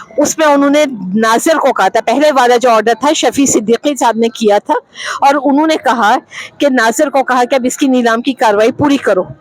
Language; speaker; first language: Urdu; native; Urdu